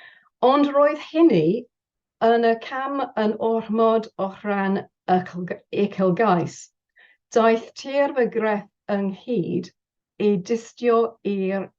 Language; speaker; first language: Welsh; non-native, learner; English